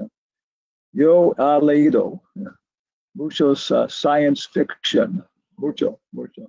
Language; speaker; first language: Spanish; non-native, learner; English